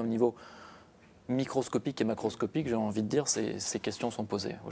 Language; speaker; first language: French; native; French